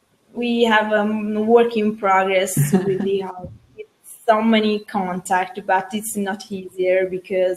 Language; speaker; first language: English; non-native, learner; Italian